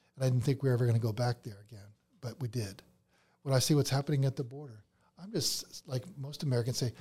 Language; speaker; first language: English; native; English